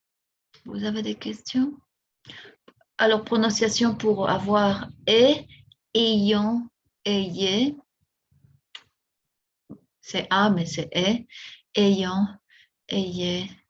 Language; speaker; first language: French; non-native, fluent; Spanish